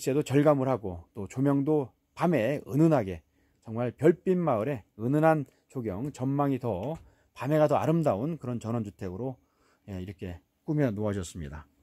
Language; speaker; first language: Korean; native; Korean